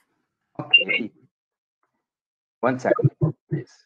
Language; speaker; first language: English; non-native, learner; Portuguese